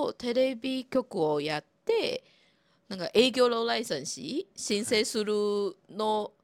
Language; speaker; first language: Japanese; non-native, fluent; Chinese